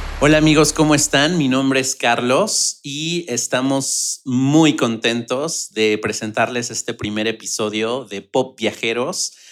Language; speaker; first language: Spanish; native; Spanish